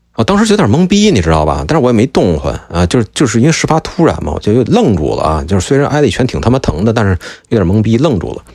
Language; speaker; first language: Chinese; native; Chinese